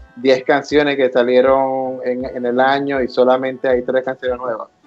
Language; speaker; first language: Spanish; native; Spanish